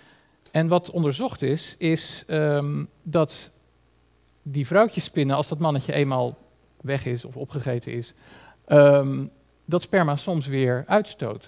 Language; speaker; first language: Dutch; native; Dutch